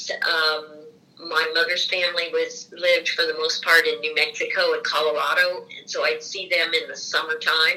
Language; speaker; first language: English; native; English